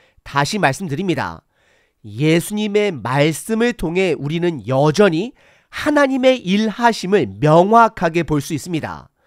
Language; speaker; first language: Korean; native; Korean